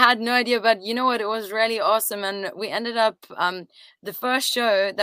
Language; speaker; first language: English; early bilingual, other home language; French